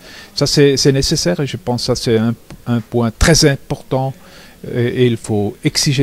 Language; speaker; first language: French; non-native, local second language; German